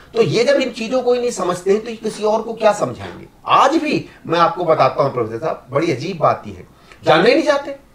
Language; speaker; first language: Hindi; native; Hindi